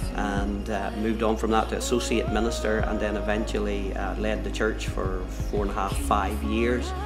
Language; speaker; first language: English; native; English